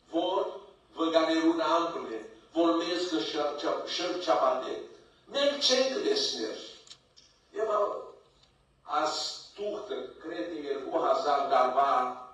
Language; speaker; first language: Armenian; early bilingual, heritage; Armenian